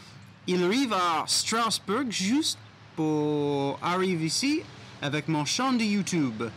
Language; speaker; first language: French; non-native, learner; English